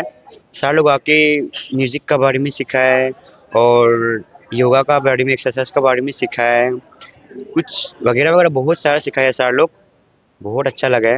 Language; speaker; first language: Hindi; non-native, local second language; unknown